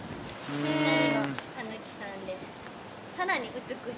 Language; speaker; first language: Japanese; native; Japanese